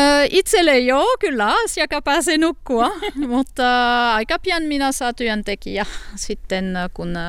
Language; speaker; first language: Finnish; non-native, learner; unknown